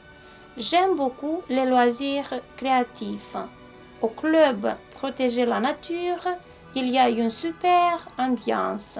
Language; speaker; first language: French; non-native, fluent; Romanian